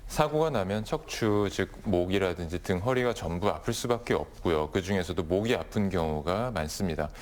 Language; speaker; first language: Korean; native; Korean